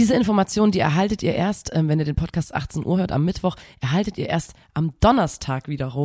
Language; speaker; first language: German; native; German